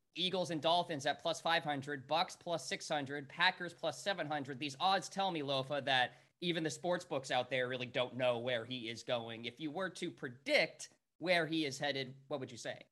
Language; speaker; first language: English; native; English